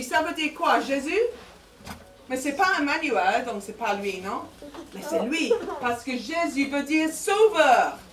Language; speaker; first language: French; non-native, fluent; English